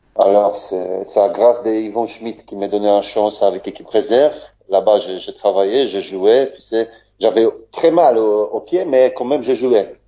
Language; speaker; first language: French; non-native, learner; Polish